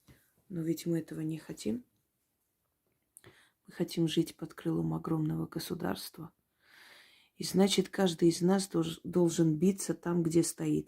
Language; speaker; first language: Russian; native; Russian